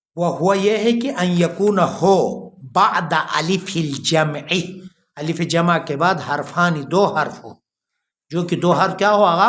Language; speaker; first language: Urdu; non-native, local second language; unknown